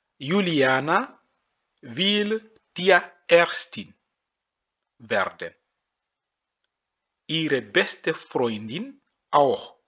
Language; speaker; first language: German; non-native, fluent; French